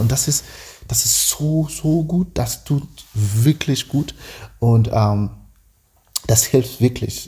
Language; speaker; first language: German; non-native, learner; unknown